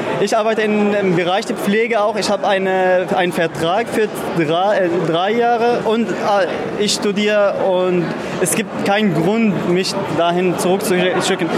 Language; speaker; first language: German; non-native, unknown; Arabic